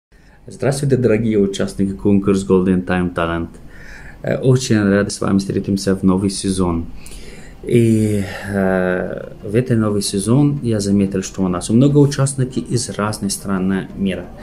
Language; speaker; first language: Russian; non-native, fluent; Arabic